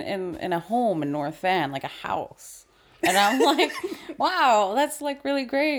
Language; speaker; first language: English; native; English